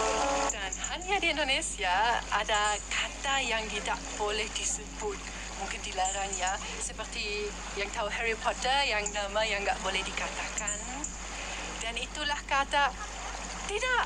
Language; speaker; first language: Indonesian; non-native, fluent; German